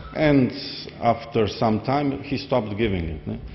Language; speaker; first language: English; non-native, fluent; Slovenian